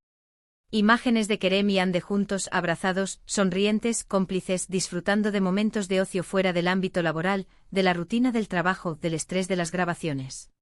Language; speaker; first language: Spanish; native; Spanish